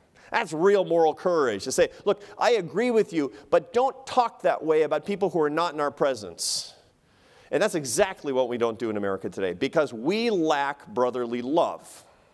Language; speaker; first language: English; native; English